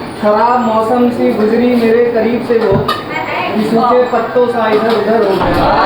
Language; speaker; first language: Hindi; native; Hindi